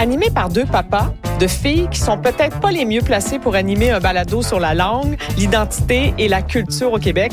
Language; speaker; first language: French; native; French